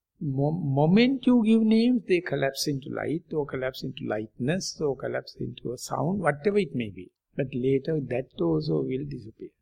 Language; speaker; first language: English; non-native, local second language; Sinhala